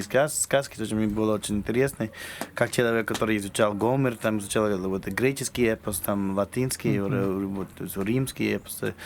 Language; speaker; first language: Russian; non-native, fluent; English